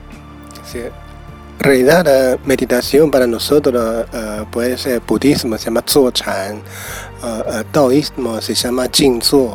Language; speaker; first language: Spanish; non-native, learner; Chinese